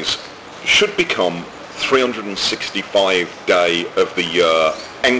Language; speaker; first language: English; native; English